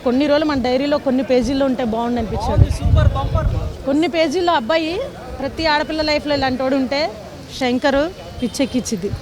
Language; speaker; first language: Telugu; native; Telugu